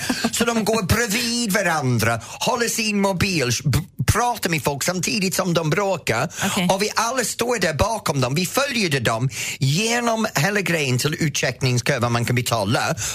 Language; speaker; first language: Swedish; native; Swedish